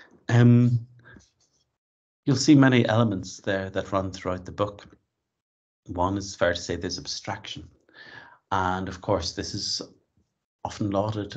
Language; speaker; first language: English; native; English